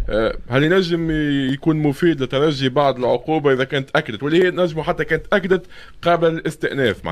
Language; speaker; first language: Arabic; native; Arabic